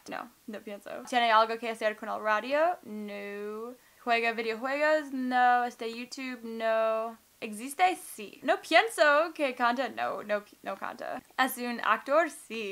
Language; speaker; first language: Spanish; non-native, learner; English